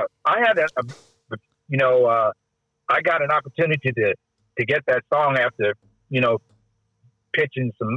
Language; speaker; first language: English; native; English